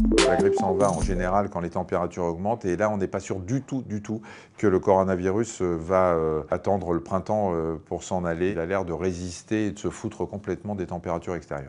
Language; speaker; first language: French; native; French